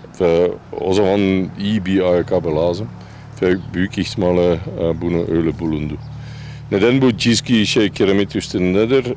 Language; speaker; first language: Turkish; non-native, fluent; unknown